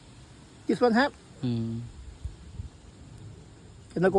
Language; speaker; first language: English; non-native, local second language; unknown